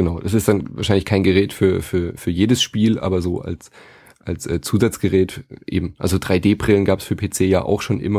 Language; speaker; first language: German; native; German